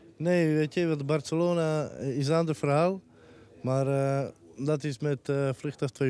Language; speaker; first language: Dutch; non-native, local second language; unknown